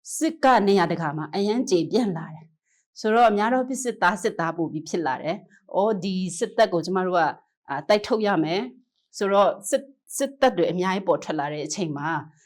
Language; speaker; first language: Burmese; non-native, local second language; Kachin